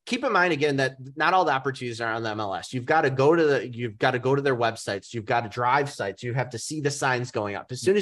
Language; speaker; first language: English; native; English